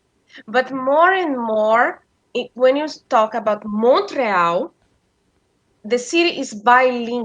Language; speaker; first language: English; non-native, fluent; Portuguese